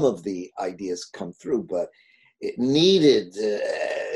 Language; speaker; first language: English; native; English